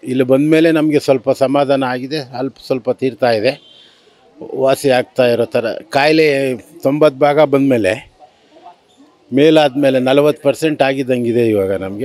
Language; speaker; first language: Kannada; native; Kannada